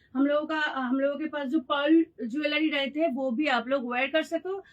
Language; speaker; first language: Hindi; non-native, local second language; Bangla